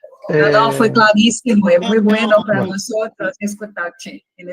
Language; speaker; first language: Spanish; non-native, fluent; Portuguese